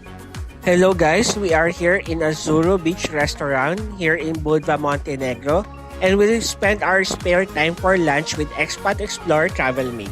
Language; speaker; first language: English; non-native, local second language; Filipino